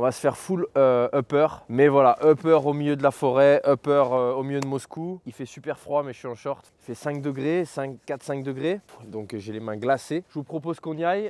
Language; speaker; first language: French; native; French